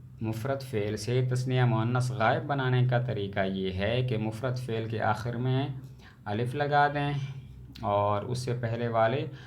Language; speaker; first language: Urdu; native; Urdu